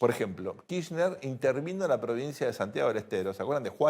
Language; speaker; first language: Spanish; native; Spanish